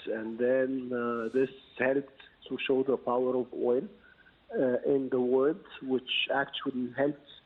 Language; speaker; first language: English; non-native, fluent; Arabic